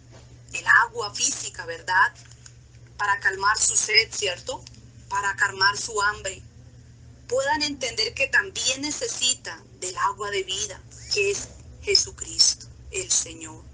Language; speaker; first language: Spanish; native; Spanish